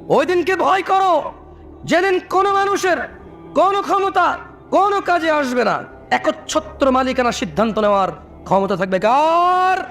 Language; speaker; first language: Bangla; early bilingual, heritage; Bangla